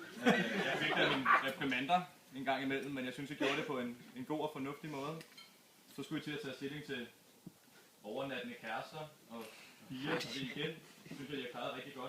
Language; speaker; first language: Danish; native; Danish